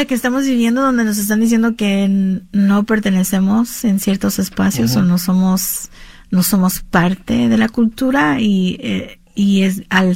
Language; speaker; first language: Spanish; early bilingual, heritage; Spanish